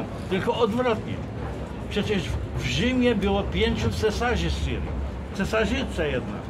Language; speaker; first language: Polish; non-native, fluent; Arabic